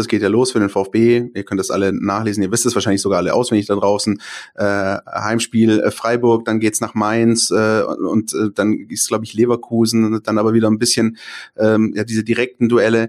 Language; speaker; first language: German; native; German